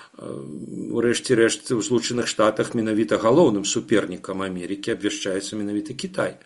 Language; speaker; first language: Belarusian; non-native, local second language; Russian